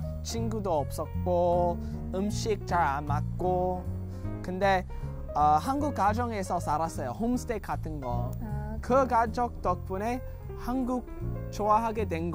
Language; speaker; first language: Korean; non-native, learner; English